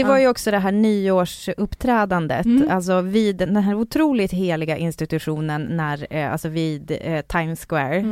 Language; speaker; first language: Swedish; native; Swedish